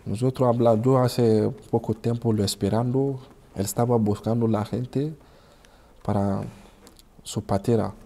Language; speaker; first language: Spanish; non-native, learner; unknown